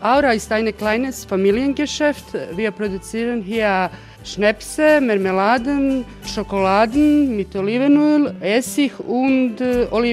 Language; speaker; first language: German; non-native, local second language; Croatian